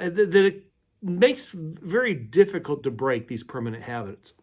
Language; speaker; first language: English; native; English